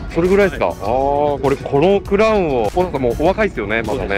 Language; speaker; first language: Japanese; native; Japanese